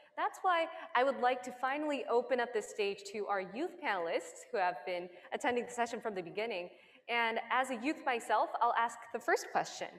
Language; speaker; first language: English; non-native, fluent; Korean